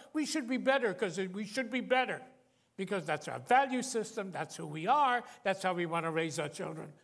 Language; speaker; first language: English; native; English